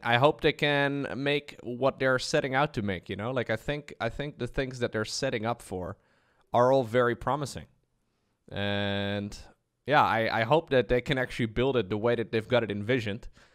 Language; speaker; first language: English; native; English